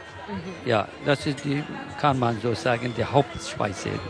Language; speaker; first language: German; non-native, learner; Kurdish